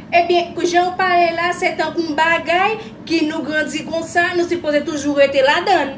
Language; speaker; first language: Haitian Creole; non-native, fluent; Portuguese